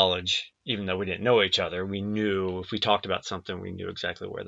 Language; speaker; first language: English; native; English